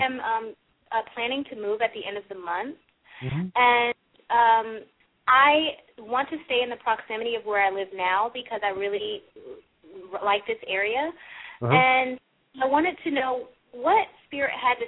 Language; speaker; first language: English; native; English